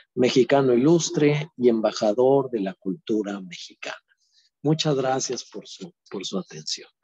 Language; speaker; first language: Spanish; native; Spanish